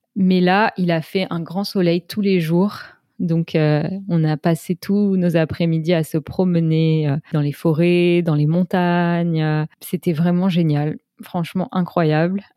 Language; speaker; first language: French; native; French